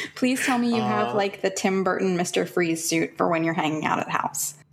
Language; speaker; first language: English; native; English